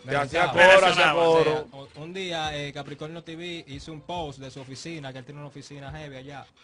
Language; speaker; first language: Spanish; native; Spanish